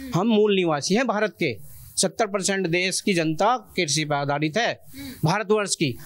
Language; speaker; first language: Hindi; native; Hindi